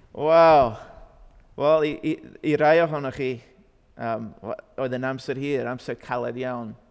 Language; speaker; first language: Welsh; non-native, fluent; English